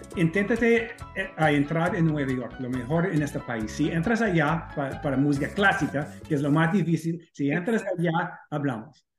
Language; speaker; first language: Spanish; non-native, fluent; English